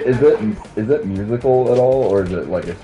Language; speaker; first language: English; native; English